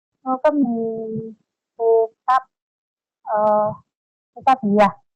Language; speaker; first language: Cantonese; non-native, learner; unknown